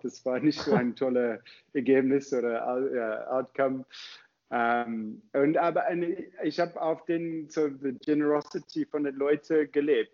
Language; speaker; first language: German; non-native, fluent; English